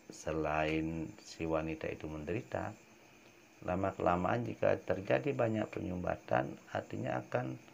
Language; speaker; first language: Indonesian; native; Indonesian